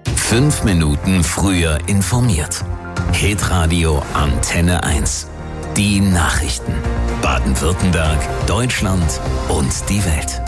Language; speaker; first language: German; native; German